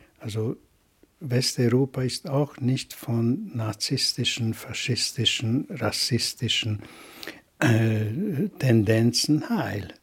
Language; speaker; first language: German; non-native, fluent; Hungarian